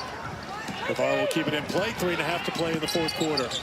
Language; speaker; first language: English; native; English